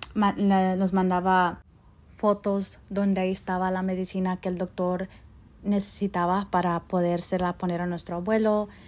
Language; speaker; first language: Spanish; early bilingual, heritage; Spanish